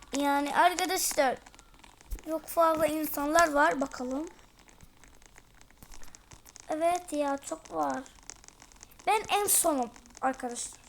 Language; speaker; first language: Turkish; early bilingual, heritage; Turkish